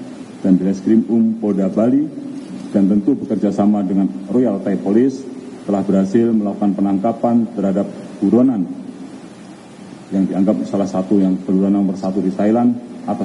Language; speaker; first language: Indonesian; native; Indonesian